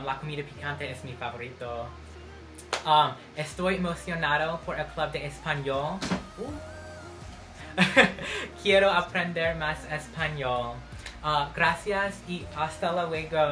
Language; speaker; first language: Spanish; non-native, learner; English